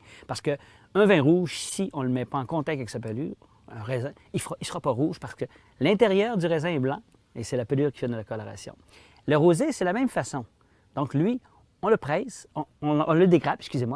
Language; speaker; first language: French; native; French